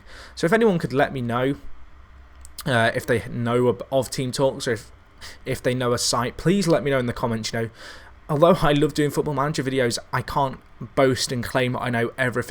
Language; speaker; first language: English; native; English